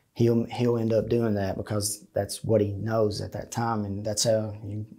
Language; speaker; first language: English; native; English